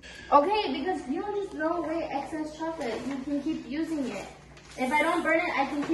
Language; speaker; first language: English; early bilingual, other home language; Spanish